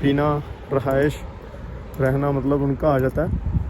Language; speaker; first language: Hindi; non-native, local second language; Punjabi